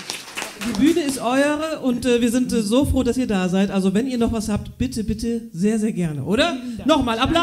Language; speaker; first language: German; native; German